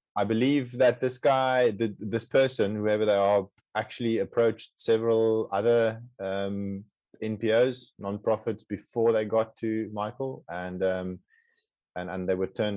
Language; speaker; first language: English; non-native, local second language; Afrikaans